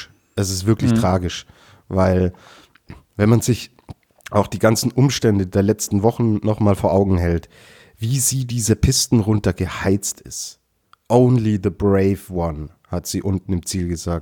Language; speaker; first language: German; native; German